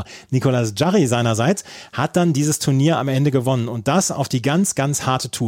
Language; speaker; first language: German; native; German